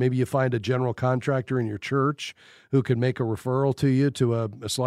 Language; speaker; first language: English; native; English